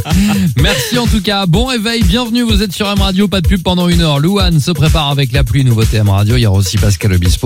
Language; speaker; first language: French; native; French